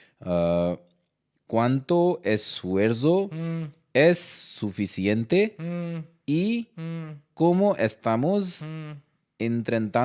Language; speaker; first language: Spanish; non-native, learner; Hindi